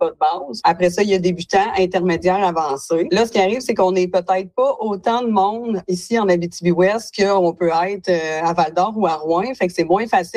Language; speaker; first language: French; native; French